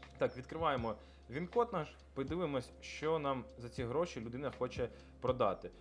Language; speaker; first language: Ukrainian; non-native, local second language; Russian